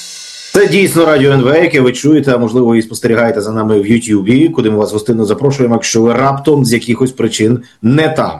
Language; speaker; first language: Ukrainian; native; Ukrainian